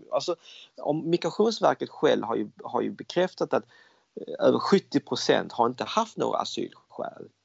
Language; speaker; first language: Swedish; early bilingual, other home language; Cantonese